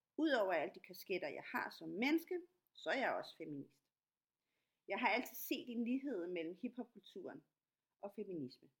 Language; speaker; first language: Danish; non-native, fluent; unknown